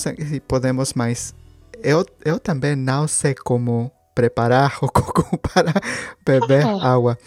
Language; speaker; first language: Portuguese; non-native, learner; Spanish